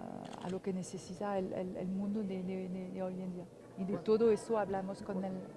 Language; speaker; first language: Spanish; non-native, fluent; French